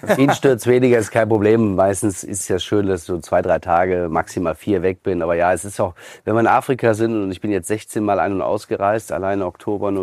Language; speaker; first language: German; native; German